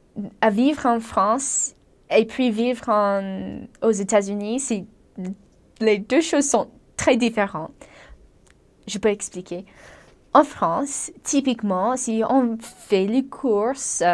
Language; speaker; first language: French; non-native, fluent; English